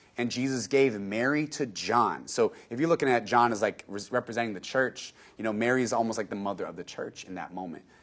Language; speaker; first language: English; native; English